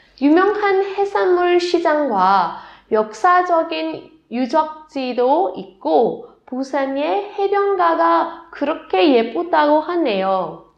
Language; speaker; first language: Korean; non-native, learner; Burmese